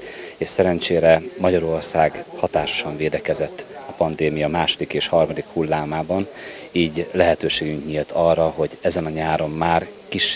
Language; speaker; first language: Hungarian; native; Hungarian